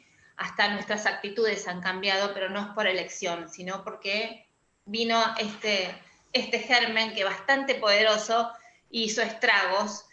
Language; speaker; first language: Spanish; native; Spanish